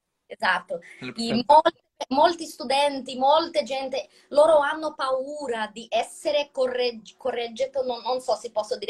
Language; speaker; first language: Italian; non-native, learner; Portuguese